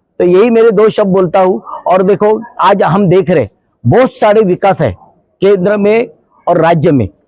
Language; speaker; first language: Hindi; non-native, local second language; Marathi